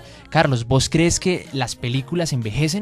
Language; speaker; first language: Spanish; native; Spanish